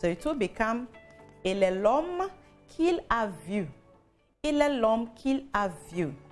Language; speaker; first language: French; non-native, fluent; English